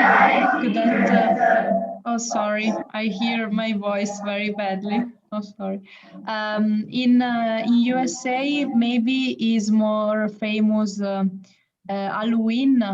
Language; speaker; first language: English; non-native, learner; Italian